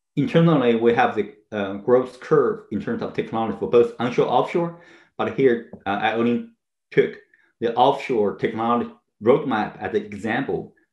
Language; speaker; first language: English; non-native, fluent; Chinese